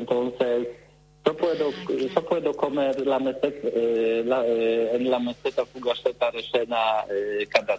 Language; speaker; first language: Spanish; non-native, learner; Polish